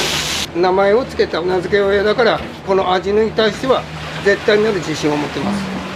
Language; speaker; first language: Japanese; native; Japanese